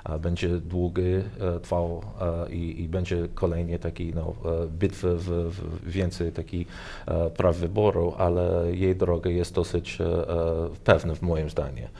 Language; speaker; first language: Polish; non-native, learner; English